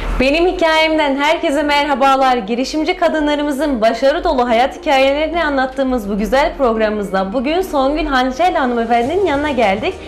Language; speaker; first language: Turkish; native; Turkish